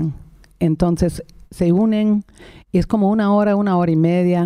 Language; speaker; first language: Spanish; non-native, fluent; English